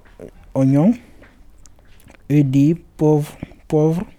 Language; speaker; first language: French; non-native, learner; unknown